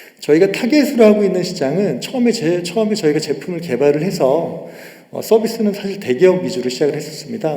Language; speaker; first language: Korean; native; Korean